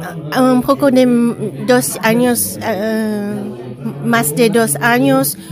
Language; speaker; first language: Spanish; non-native, learner; English